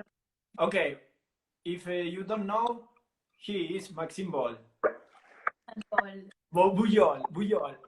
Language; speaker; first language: English; non-native, learner; Italian